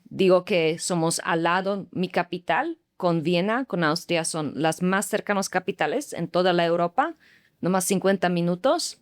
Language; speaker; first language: Spanish; non-native, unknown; Slovak